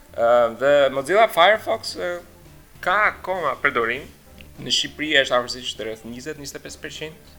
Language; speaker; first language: Albanian; early bilingual, heritage; Albanian